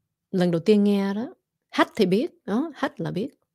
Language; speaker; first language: Vietnamese; early bilingual, heritage; Vietnamese